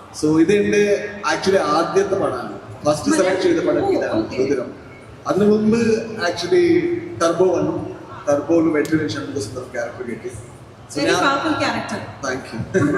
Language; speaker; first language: Malayalam; non-native, learner; Kannada